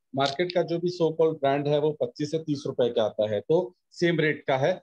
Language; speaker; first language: Hindi; native; Hindi